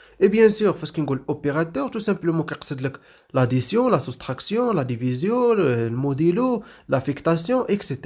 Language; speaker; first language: French; non-native, local second language; Arabic